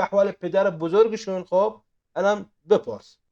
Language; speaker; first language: Persian; non-native, fluent; Arabic